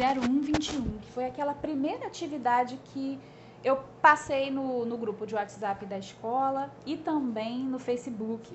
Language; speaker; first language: Portuguese; native; Portuguese